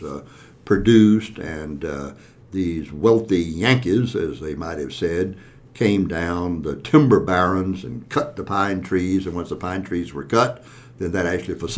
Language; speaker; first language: English; native; English